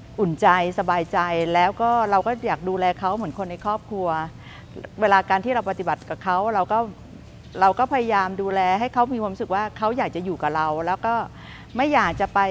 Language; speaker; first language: Thai; native; Thai